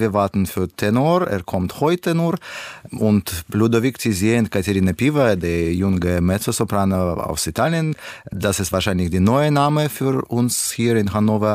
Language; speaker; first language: German; non-native, learner; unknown